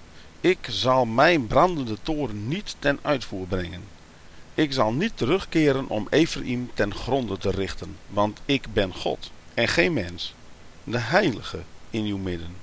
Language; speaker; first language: Dutch; native; Dutch